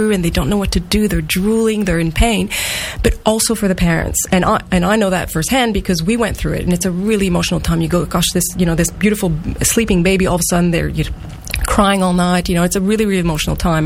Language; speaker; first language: English; non-native, fluent; French